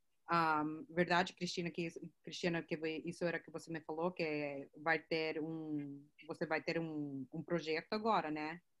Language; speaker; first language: Portuguese; non-native, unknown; English